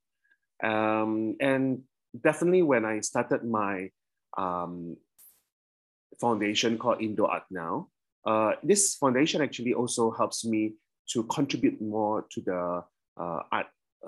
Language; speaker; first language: English; early bilingual, other home language; Indonesian